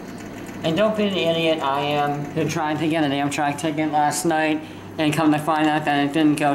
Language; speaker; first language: English; native; English